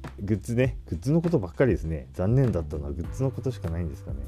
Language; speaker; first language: Japanese; native; Japanese